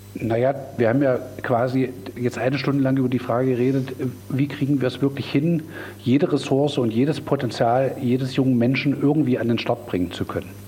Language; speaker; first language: German; native; German